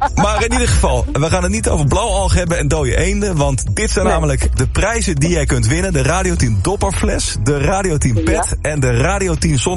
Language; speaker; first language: Dutch; native; Dutch